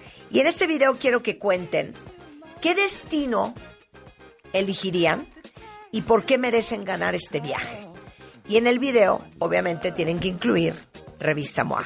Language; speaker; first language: Spanish; native; Spanish